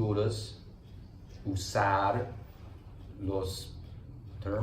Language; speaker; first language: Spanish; non-native, learner; English